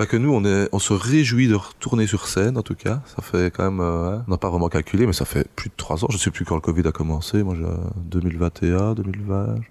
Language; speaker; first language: French; native; French